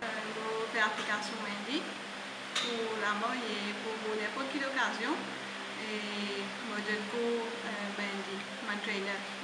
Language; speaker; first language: French; non-native, learner; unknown